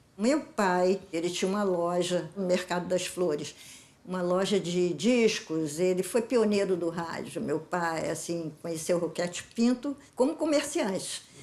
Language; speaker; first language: Portuguese; native; Portuguese